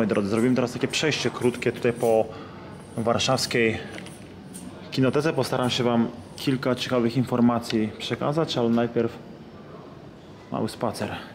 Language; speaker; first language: Polish; native; Polish